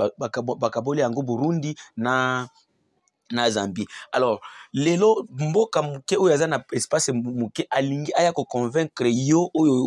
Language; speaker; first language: Lingala; non-native, local second language; Swahili